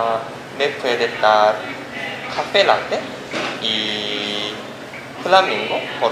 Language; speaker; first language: Spanish; non-native, learner; Japanese